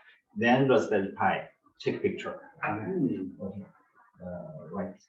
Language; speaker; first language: English; non-native, learner; Chinese